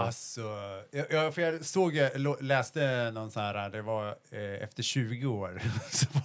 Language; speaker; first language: Swedish; early bilingual, other home language; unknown